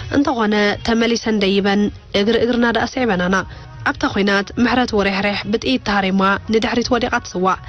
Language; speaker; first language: Tigrinya; native; Tigrinya